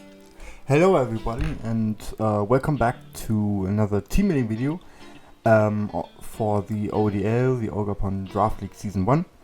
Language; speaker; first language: English; non-native, fluent; German